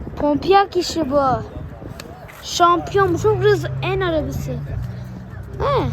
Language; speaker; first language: Turkish; early bilingual, heritage; Turkish